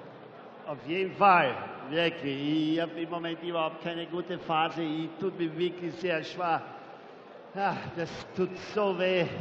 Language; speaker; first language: German; non-native, fluent; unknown